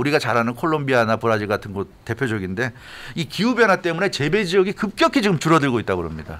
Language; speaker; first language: Korean; native; Korean